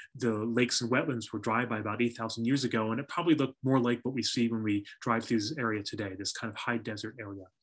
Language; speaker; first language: English; native; English